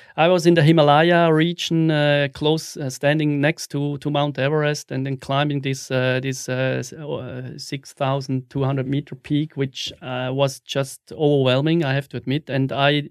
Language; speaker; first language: English; non-native, fluent; German